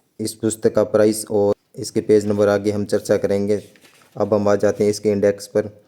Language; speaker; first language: Hindi; native; Hindi